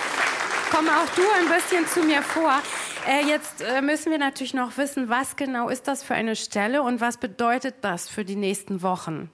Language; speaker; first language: German; native; German